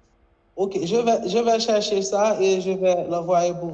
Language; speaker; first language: French; non-native, local second language; Haitian Creole